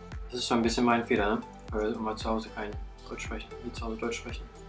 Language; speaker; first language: German; native; German